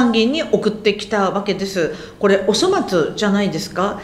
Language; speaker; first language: Japanese; native; Japanese